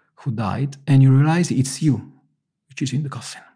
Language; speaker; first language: English; non-native, fluent; Italian